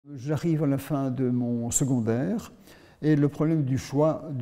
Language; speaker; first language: French; native; French